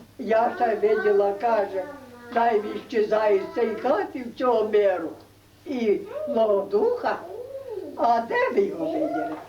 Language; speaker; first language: Ukrainian; native; Ukrainian